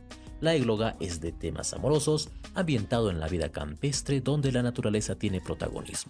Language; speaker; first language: Spanish; native; Spanish